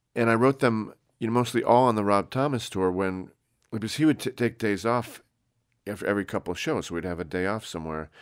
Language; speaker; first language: English; native; English